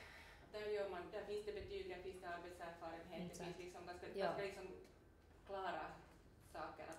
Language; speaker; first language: Swedish; native; Swedish